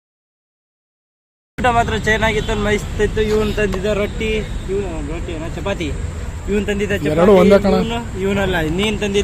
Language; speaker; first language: Kannada; native; Kannada